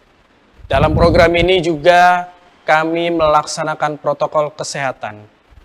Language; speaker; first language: Indonesian; native; Indonesian